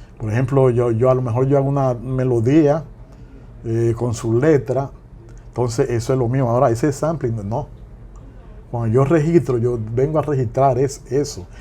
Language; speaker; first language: Spanish; native; Spanish